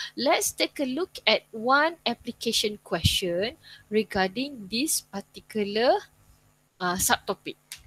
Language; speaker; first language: English; non-native, local second language; Malay